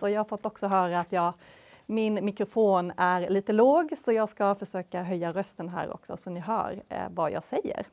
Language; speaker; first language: Swedish; native; Swedish